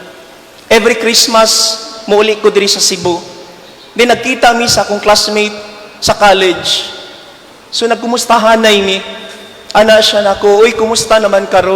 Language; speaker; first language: Cebuano; native; Cebuano